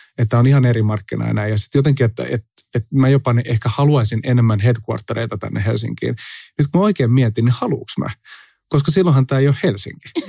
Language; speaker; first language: Finnish; native; Finnish